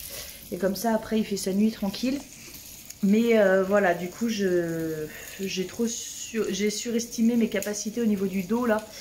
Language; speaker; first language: French; native; French